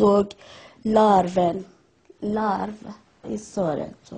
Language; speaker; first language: Swedish; non-native, learner; Persian